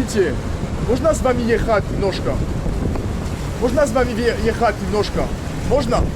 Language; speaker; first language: Russian; non-native, learner; French